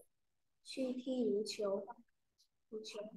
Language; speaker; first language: Chinese; non-native, learner; Vietnamese